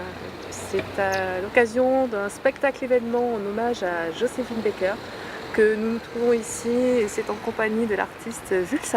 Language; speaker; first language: French; native; French